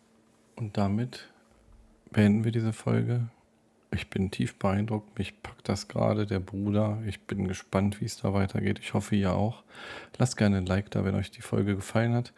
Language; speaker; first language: German; native; German